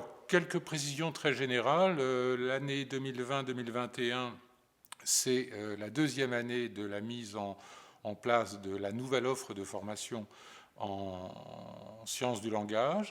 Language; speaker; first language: French; native; French